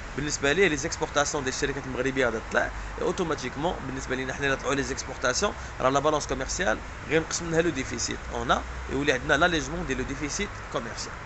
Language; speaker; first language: French; non-native, local second language; Arabic